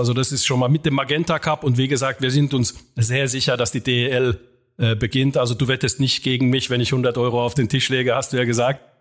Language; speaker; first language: German; non-native, fluent; Finnish